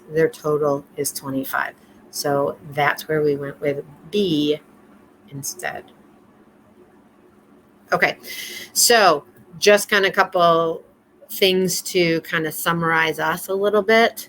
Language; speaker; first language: English; native; English